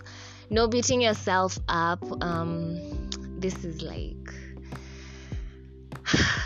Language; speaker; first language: English; non-native, local second language; Swahili